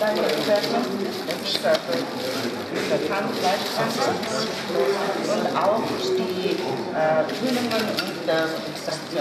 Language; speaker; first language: German; non-native, learner; Mongolian